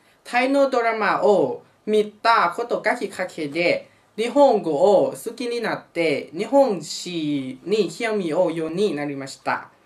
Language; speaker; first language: Japanese; non-native, learner; Thai